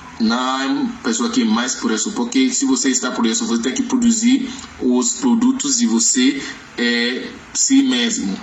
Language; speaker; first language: Portuguese; non-native, learner; Yoruba